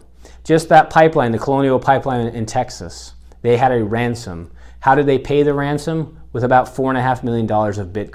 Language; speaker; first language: English; native; English